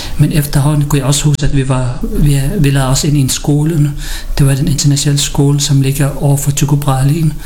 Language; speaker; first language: Danish; early bilingual, other home language; Filipino